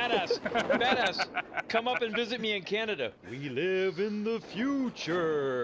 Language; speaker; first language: English; native; English